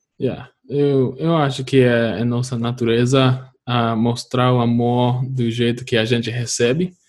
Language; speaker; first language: Portuguese; non-native, fluent; English